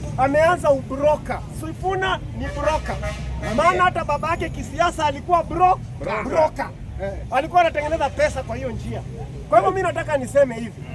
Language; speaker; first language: Swahili; non-native, local second language; Luyia